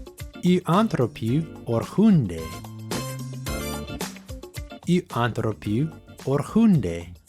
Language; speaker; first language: Greek; non-native, fluent; English